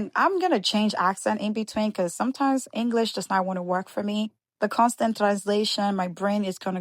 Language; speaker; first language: English; native; English